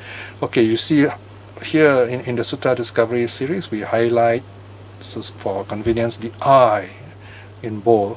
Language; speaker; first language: English; native; English